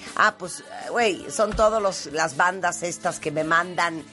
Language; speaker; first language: Spanish; native; Spanish